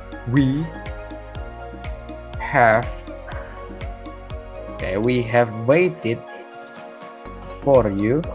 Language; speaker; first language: English; non-native, fluent; Indonesian